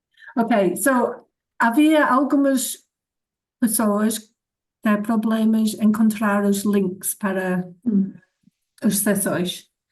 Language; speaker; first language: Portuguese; non-native, learner; English